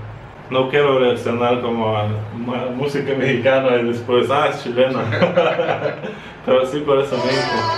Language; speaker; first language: Spanish; non-native, fluent; Russian